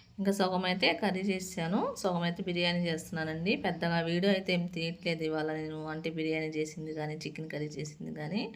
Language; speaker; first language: Telugu; native; Telugu